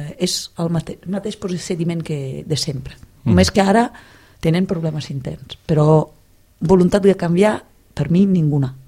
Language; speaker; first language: Catalan; non-native, fluent; Italian